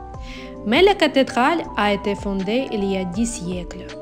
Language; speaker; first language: French; non-native, learner; Ukrainian